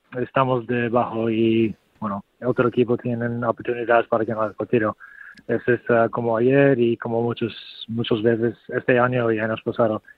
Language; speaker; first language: Spanish; non-native, learner; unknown